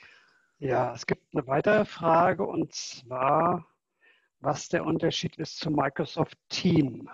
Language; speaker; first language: German; native; German